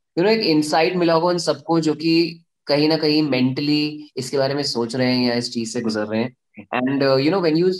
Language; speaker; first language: Hindi; native; Hindi